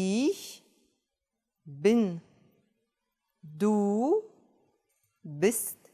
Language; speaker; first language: German; non-native, fluent; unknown